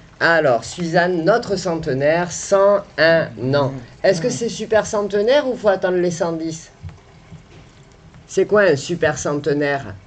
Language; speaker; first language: French; native; French